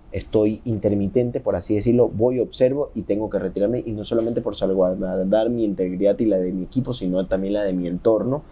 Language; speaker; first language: Spanish; native; Spanish